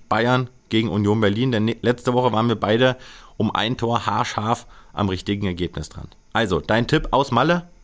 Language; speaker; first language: German; native; German